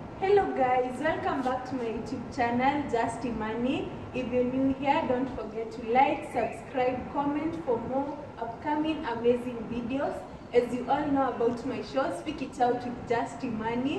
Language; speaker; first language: English; non-native, local second language; Swahili